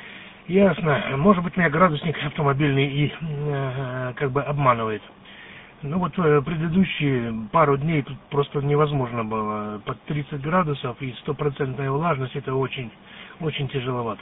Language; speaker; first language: Russian; native; Russian